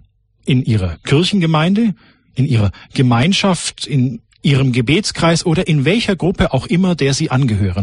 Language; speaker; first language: German; native; German